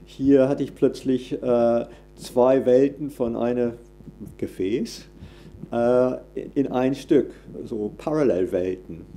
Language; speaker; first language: German; non-native, fluent; English